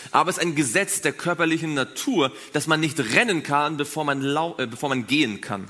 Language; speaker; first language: German; native; German